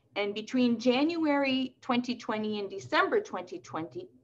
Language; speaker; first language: English; non-native, local second language; French